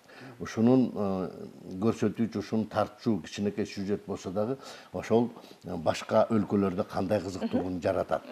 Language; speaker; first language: Kyrgyz; native; Kyrgyz